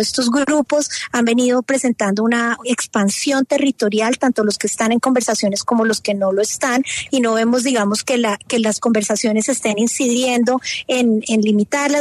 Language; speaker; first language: Spanish; native; Spanish